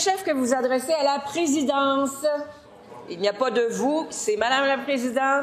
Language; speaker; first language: French; native; French